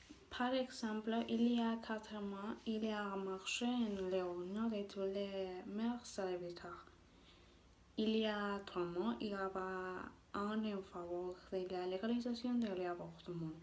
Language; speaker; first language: French; non-native, learner; Spanish